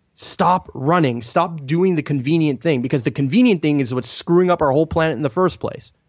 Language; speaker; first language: English; non-native, fluent; Italian